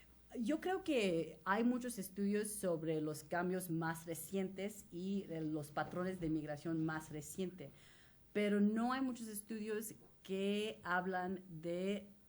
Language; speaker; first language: Spanish; non-native, fluent; English